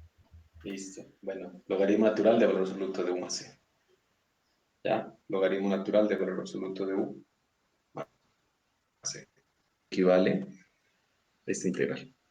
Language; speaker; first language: Spanish; native; Spanish